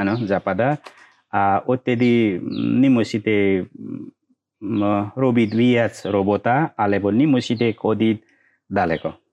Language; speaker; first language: Slovak; non-native, learner; Nepali